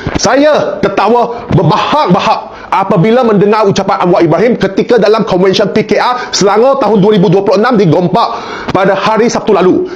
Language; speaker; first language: Malay; non-native, local second language; Chinese